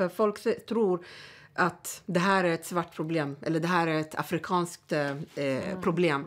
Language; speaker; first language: Swedish; non-native, fluent; Arabic